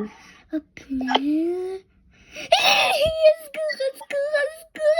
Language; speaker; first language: French; native; French